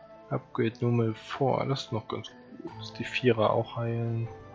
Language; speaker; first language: German; native; German